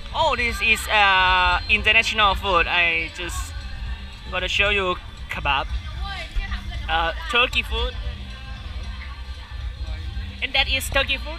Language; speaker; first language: English; non-native, learner; Thai